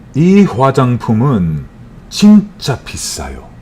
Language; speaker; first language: Korean; non-native, learner; English